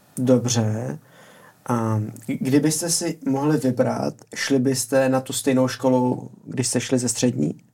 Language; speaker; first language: Czech; native; Czech